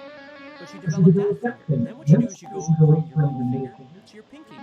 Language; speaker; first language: English; native; English